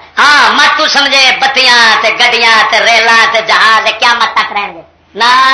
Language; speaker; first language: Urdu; non-native, local second language; Punjabi